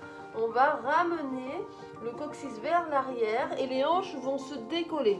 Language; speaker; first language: French; native; French